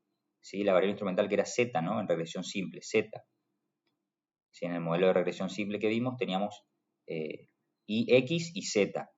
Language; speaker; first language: Spanish; native; Spanish